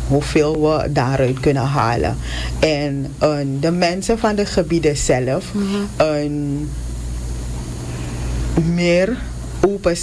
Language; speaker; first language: Dutch; non-native, local second language; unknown